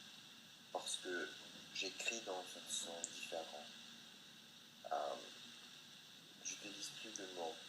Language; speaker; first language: French; non-native, fluent; English